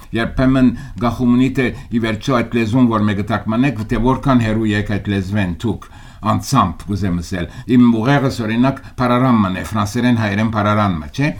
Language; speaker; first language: Armenian; early bilingual, heritage; Armenian